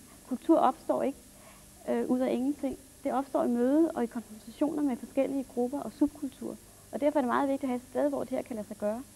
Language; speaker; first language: Danish; native; Danish